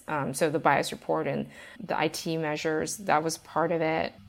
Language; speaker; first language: English; native; English